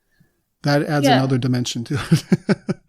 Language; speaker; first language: English; native; English